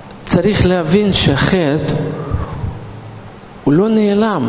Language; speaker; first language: Hebrew; non-native, fluent; Russian